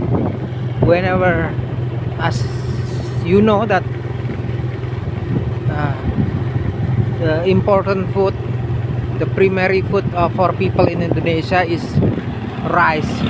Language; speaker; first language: English; non-native, learner; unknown